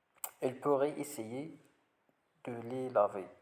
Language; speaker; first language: French; non-native, learner; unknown